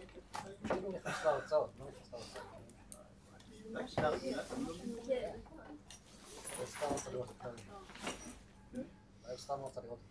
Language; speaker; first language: Hebrew; non-native, learner; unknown